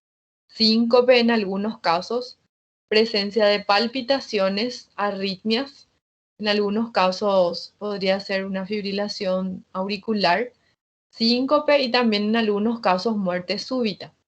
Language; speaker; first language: Spanish; native; Spanish